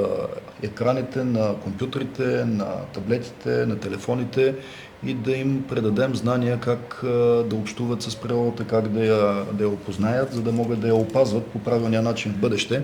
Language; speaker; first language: Bulgarian; native; Bulgarian